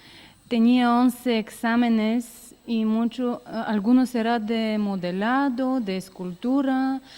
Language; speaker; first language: Spanish; non-native, learner; Bulgarian